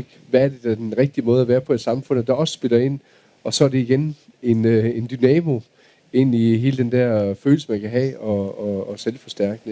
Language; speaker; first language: Danish; native; Danish